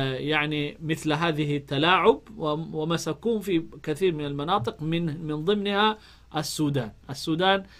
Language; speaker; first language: Arabic; non-native, fluent; Amharic